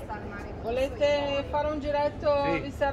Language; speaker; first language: Italian; native; Italian